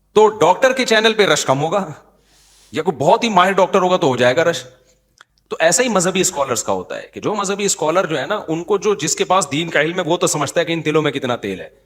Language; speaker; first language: Urdu; native; Urdu